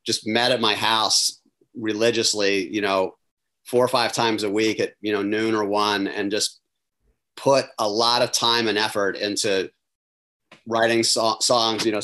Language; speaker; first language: English; native; English